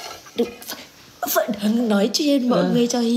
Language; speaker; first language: Vietnamese; non-native, learner; Javanese